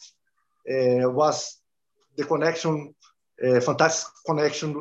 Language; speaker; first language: English; non-native, learner; Portuguese